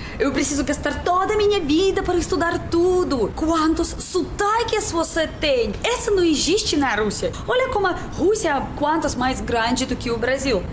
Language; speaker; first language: Portuguese; non-native, learner; Russian